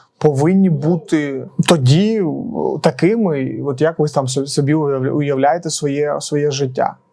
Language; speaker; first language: Ukrainian; non-native, local second language; Russian